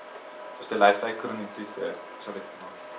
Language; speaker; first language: Japanese; non-native, fluent; English